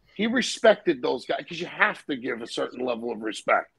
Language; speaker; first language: English; native; English